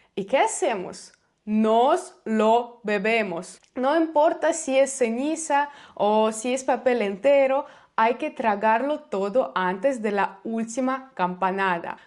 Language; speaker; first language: Spanish; non-native, fluent; Russian